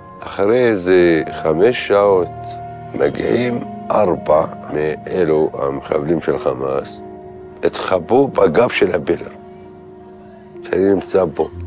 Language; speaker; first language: Hebrew; non-native, local second language; Arabic